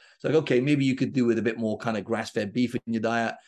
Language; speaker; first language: English; native; English